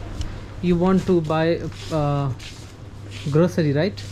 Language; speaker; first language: English; non-native, learner; Hindi